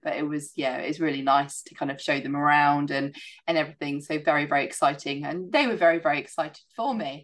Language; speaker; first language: English; native; English